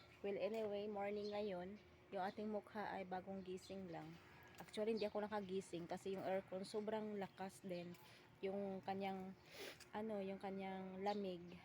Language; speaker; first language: Filipino; non-native, local second language; Cebuano